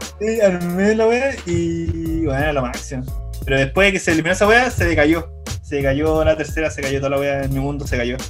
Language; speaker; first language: Spanish; native; Spanish